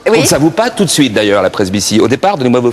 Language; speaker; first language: French; native; French